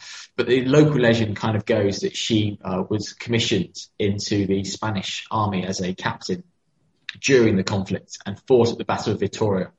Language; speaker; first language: English; native; English